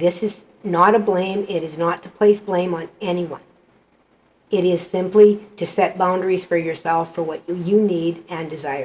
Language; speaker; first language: English; native; English